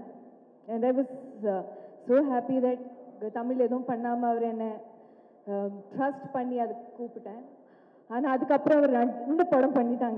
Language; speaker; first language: Tamil; non-native, local second language; Malayalam